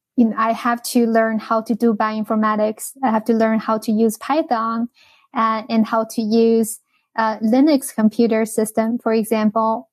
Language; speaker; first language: English; non-native, fluent; Chinese